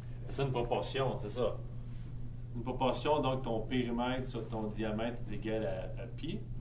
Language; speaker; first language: French; native; French